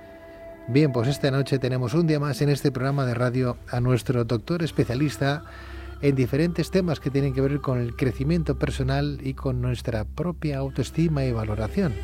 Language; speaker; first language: Spanish; native; Spanish